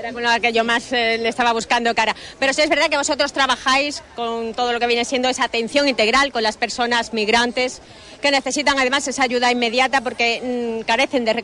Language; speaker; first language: Spanish; native; Spanish